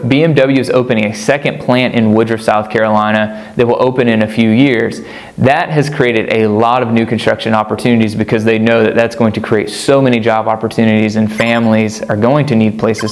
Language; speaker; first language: English; native; English